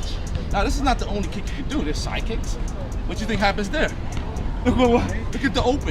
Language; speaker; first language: English; native; English